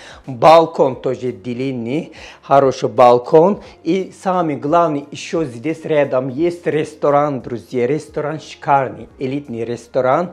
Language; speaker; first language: Russian; non-native, learner; Turkish